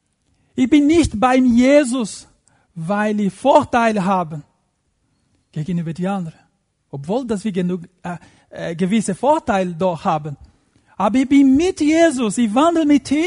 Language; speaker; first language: German; non-native, fluent; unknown